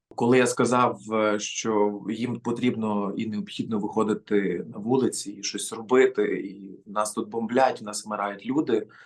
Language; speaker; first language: Ukrainian; native; Ukrainian